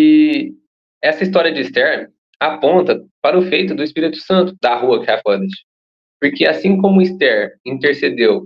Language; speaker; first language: Portuguese; native; Portuguese